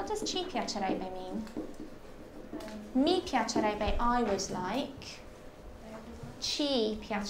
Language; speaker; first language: Italian; non-native, fluent; English